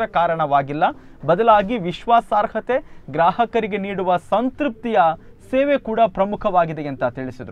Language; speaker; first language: Kannada; native; Kannada